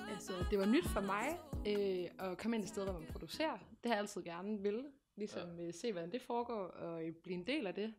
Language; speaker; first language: Danish; native; Danish